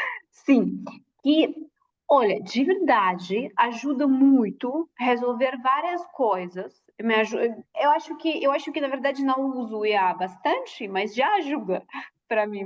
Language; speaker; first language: Portuguese; non-native, fluent; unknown